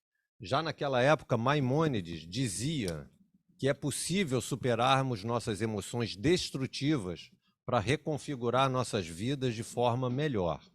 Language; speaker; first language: Portuguese; native; Portuguese